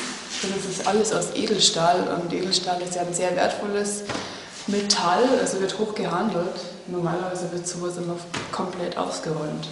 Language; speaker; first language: German; native; German